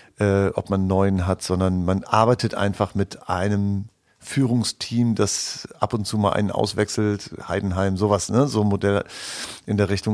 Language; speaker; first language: German; native; German